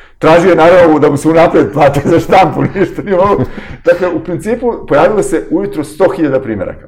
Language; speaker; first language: Serbian; native; Serbian